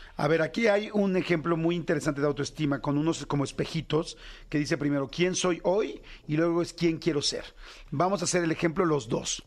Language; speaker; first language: Spanish; native; Spanish